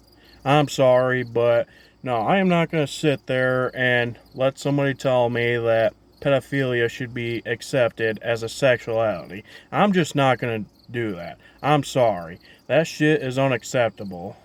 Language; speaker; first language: English; native; English